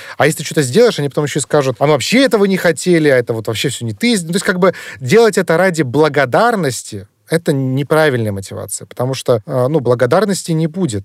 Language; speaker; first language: Russian; native; Russian